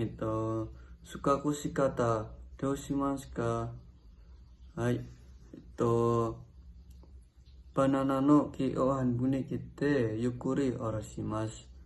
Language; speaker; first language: Japanese; non-native, learner; Indonesian